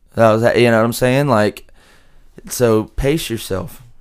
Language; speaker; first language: English; native; English